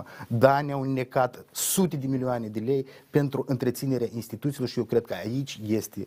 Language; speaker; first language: Romanian; native; Romanian